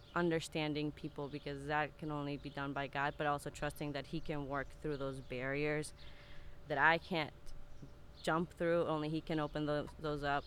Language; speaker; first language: English; non-native, fluent; Spanish